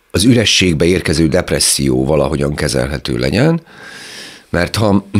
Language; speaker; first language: Hungarian; native; Hungarian